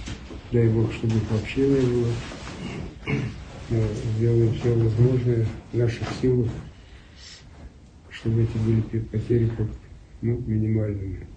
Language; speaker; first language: Russian; non-native, local second language; Chechen